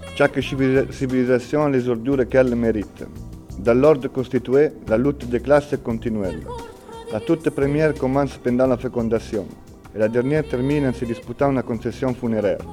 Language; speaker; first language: French; non-native, fluent; Italian